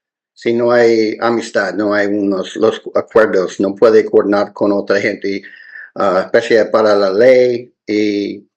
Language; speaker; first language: Spanish; non-native, learner; English